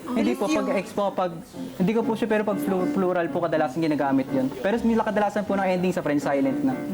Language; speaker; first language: Filipino; native; Filipino